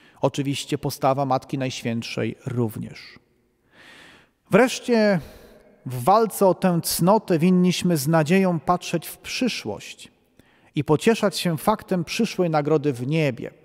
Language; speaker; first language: Polish; native; Polish